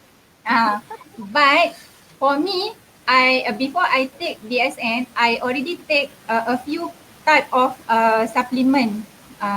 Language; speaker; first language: English; non-native, local second language; Malay